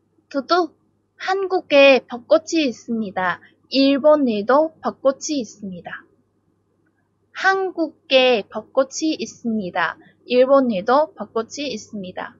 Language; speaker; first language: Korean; non-native, fluent; Vietnamese